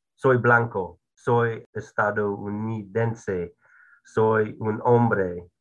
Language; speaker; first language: Spanish; non-native, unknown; English